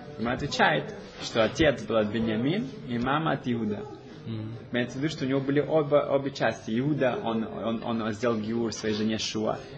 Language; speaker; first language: Russian; early bilingual, heritage; Russian